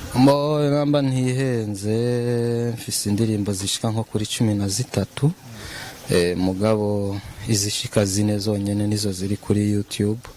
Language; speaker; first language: Rundi; early bilingual, heritage; Rundi